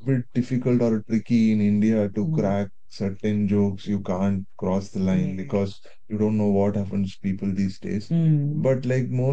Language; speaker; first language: English; non-native, local second language; Tamil